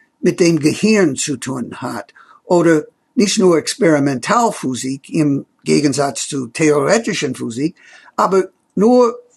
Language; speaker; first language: German; non-native, fluent; English